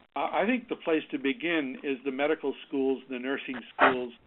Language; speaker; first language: English; native; English